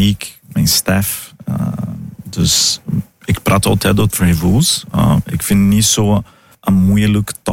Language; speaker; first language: Dutch; non-native, fluent; Portuguese